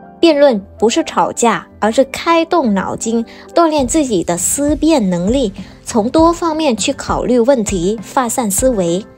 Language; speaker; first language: Chinese; non-native, fluent; Vietnamese